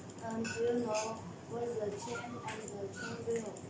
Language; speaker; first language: English; non-native, learner; Chinese